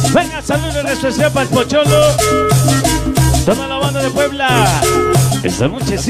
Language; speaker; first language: Spanish; native; Spanish